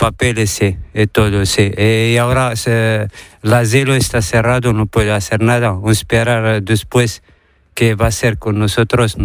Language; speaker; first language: Spanish; non-native, learner; Arabic